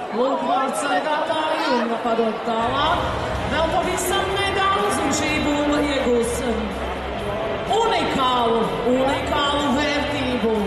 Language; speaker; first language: Latvian; native; Latvian